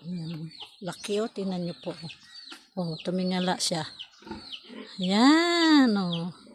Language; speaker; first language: Filipino; non-native, local second language; Cebuano